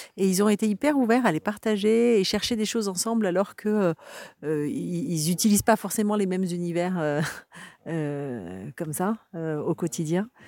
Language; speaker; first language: French; native; French